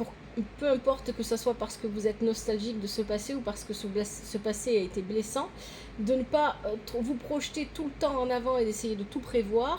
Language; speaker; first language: French; native; French